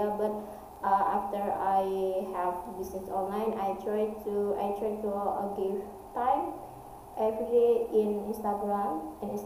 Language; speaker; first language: English; non-native, learner; Indonesian